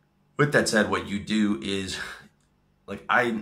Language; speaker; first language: English; native; English